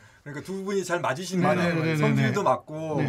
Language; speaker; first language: Korean; native; Korean